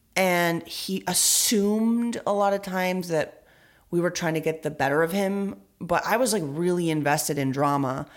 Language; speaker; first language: English; early bilingual, other home language; Spanish